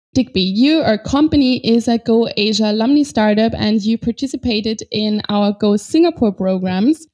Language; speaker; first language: English; non-native, fluent; German